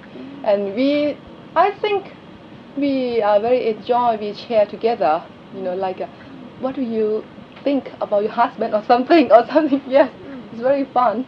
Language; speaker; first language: English; non-native, learner; Thai